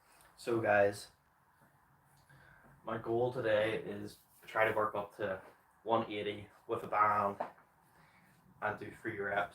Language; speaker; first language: English; native; English